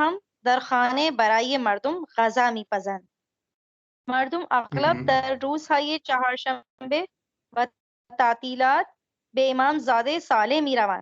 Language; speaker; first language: Persian; non-native, learner; Urdu